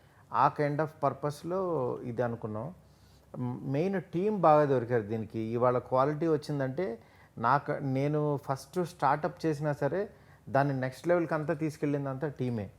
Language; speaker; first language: Telugu; native; Telugu